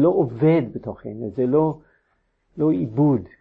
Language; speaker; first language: Hebrew; non-native, fluent; English